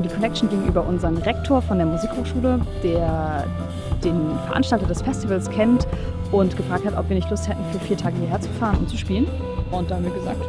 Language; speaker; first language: German; native; German